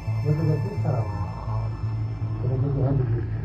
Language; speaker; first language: German; native; German